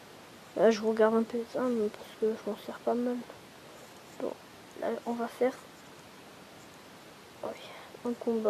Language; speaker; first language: French; native; French